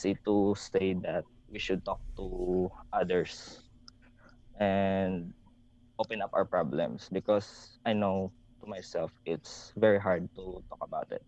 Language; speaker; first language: English; non-native, local second language; Hiligaynon